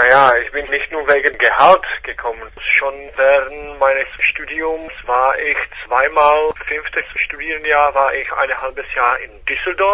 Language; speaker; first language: German; non-native, fluent; Czech